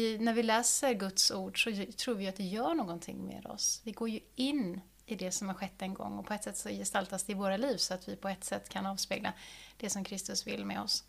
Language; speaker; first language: Swedish; native; Swedish